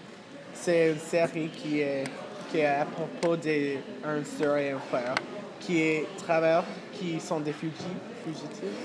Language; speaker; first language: French; non-native, fluent; English